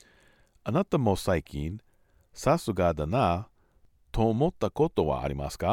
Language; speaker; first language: Japanese; non-native, learner; English